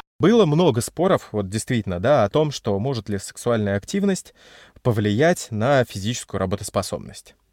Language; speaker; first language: Russian; native; Russian